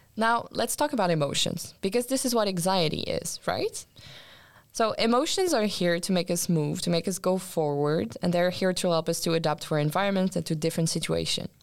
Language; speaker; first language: English; non-native, fluent; French